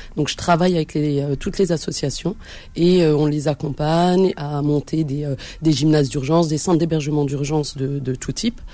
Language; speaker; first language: French; early bilingual, other home language; Arabic